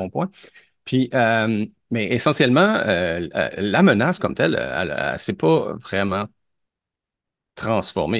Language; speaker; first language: French; native; French